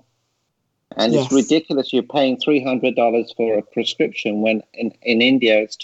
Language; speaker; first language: English; native; English